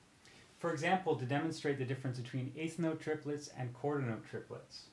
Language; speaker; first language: English; native; English